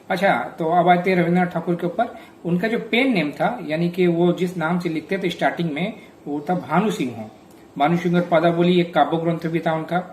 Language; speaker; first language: Hindi; non-native, local second language; Bangla